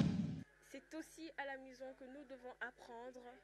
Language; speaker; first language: French; non-native, local second language; Lingala